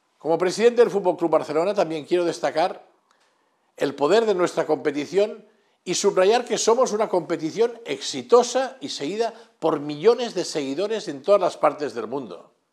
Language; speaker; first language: Spanish; non-native, local second language; Catalan